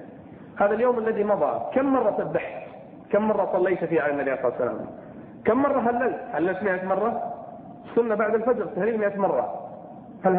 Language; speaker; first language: Arabic; native; Arabic